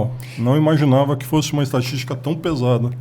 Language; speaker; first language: Portuguese; native; Portuguese